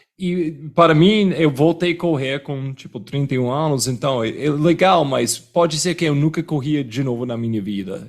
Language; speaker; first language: Portuguese; non-native, fluent; English